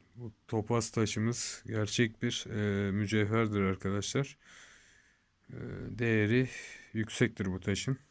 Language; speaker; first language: Turkish; native; Turkish